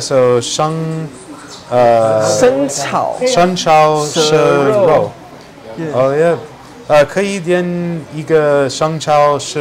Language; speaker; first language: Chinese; non-native, learner; English